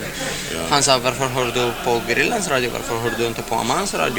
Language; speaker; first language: Swedish; non-native, fluent; Arabic